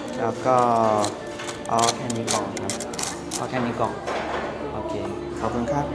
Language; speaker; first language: Thai; non-native, learner; Chinese